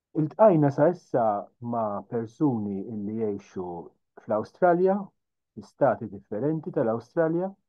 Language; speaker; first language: Maltese; native; Maltese